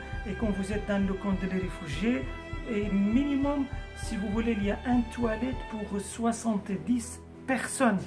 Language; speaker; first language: French; non-native, fluent; Arabic